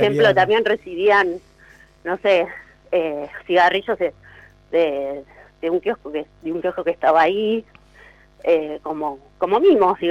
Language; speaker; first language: Spanish; native; Spanish